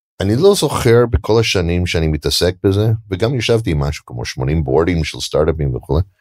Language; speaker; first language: Hebrew; non-native, fluent; English